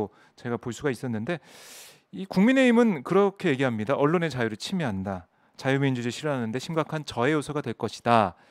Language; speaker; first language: Korean; native; Korean